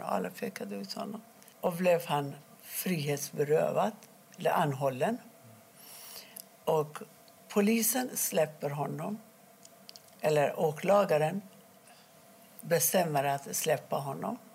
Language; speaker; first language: Swedish; non-native, fluent; Persian